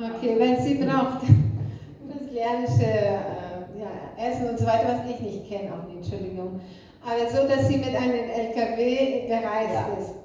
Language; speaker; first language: German; non-native, fluent; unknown